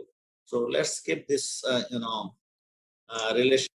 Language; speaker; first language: English; non-native, local second language; Bangla